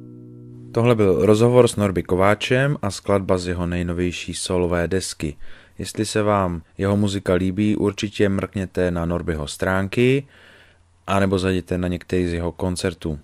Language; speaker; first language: Czech; native; Czech